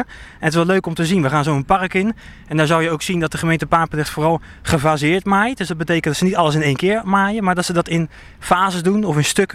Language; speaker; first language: Dutch; native; Dutch